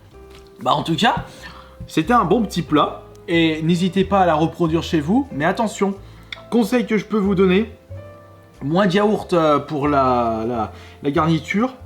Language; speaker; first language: French; native; French